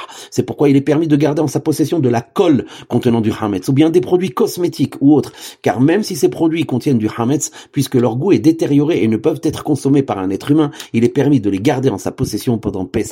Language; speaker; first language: French; native; French